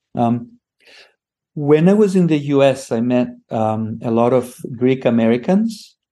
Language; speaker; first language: English; non-native, fluent; Greek